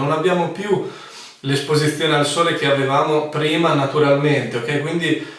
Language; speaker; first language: Italian; native; Italian